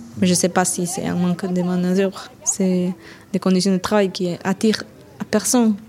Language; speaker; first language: French; non-native, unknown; Spanish